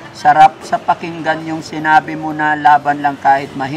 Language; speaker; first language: Filipino; native; Filipino